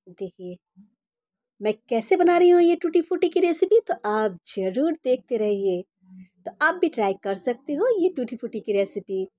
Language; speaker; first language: Hindi; non-native, local second language; Bangla